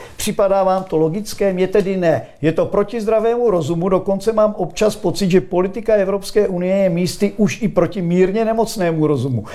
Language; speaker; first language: Czech; native; Czech